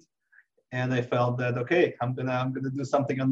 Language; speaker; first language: English; non-native, fluent; Russian